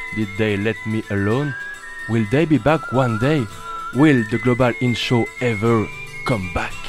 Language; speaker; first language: English; non-native, fluent; French